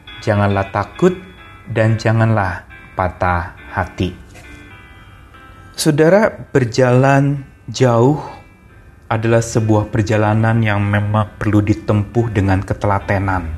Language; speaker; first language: Indonesian; native; Indonesian